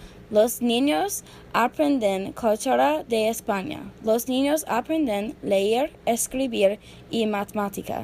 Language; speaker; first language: Spanish; non-native, learner; English